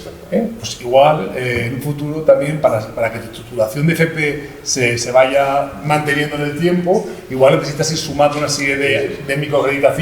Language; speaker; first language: Spanish; native; Spanish